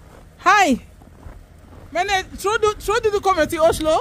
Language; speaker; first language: Norwegian; non-native, fluent; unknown